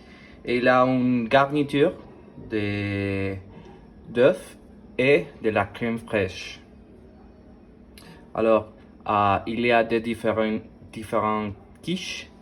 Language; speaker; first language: French; non-native, learner; Spanish